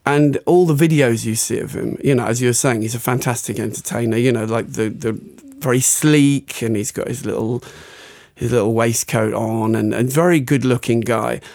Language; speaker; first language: English; native; English